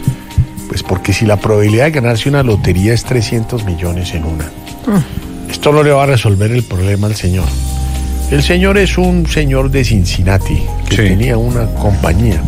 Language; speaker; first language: Spanish; native; Spanish